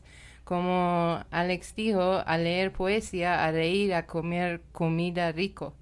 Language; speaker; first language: Spanish; non-native, learner; Persian